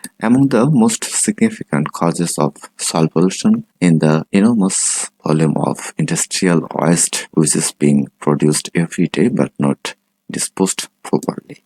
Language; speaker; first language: English; non-native, local second language; Bangla